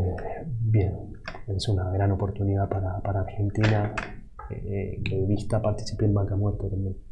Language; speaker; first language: Spanish; native; Spanish